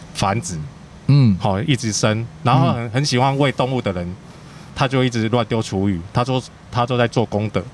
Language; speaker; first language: Chinese; native; Chinese